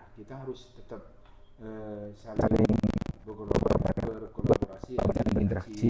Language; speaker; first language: Indonesian; non-native, local second language; Madurese